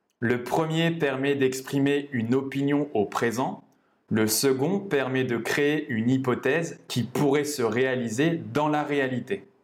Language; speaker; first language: French; native; French